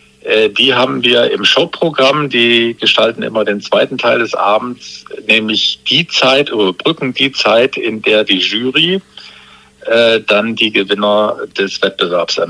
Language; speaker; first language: German; native; German